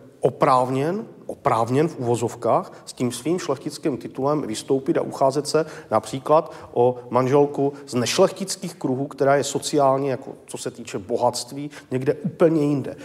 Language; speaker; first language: Czech; native; Czech